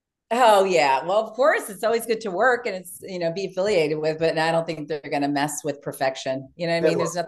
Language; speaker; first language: English; native; English